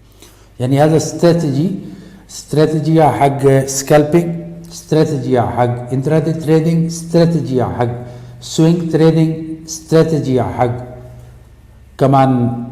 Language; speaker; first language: Arabic; non-native, learner; Urdu